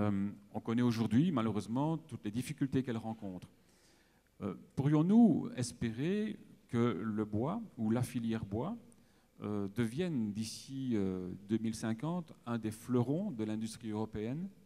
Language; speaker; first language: French; native; French